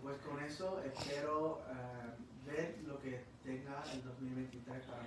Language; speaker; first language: Spanish; early bilingual, heritage; English